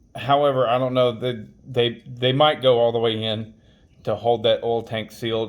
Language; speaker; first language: English; native; English